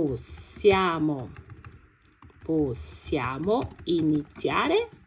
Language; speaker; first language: Italian; non-native, fluent; Portuguese